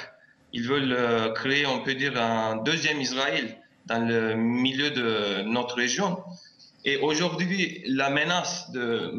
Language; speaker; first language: French; non-native, fluent; Turkish